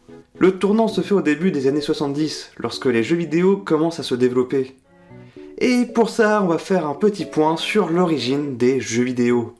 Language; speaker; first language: French; native; French